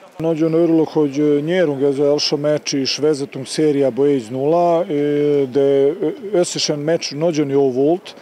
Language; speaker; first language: Hungarian; non-native, learner; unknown